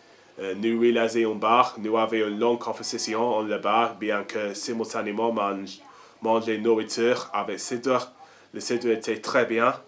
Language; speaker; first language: French; non-native, learner; English